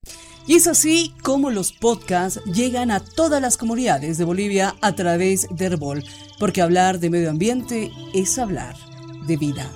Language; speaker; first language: Spanish; native; Spanish